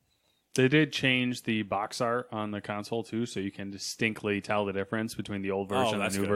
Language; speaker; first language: English; native; English